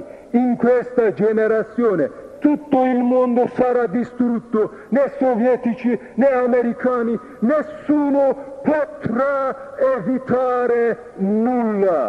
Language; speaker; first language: Italian; non-native, fluent; Turkish